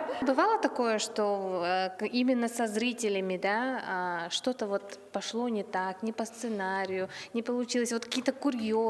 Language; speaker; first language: Russian; native; Russian